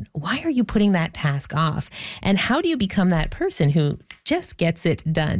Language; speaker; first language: English; native; English